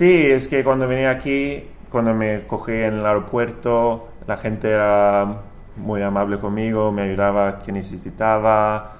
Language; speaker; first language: Spanish; non-native, fluent; Swedish